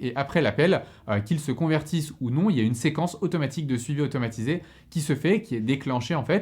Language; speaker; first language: French; native; French